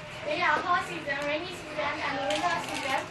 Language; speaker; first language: English; non-native, learner; Burmese